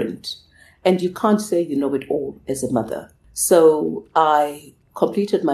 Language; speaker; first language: English; non-native, local second language; Zulu